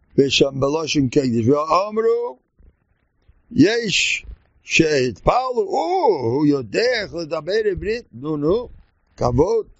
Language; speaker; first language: Hebrew; non-native, learner; English